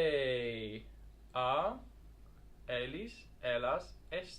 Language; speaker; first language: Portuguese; non-native, fluent; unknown